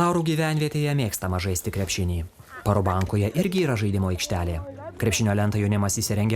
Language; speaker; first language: Lithuanian; native; Lithuanian